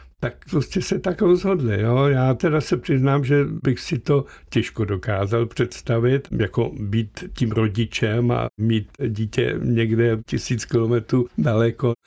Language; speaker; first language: Czech; early bilingual, other home language; Slovenian